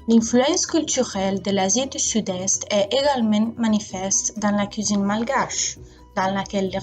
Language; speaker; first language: French; non-native, learner; English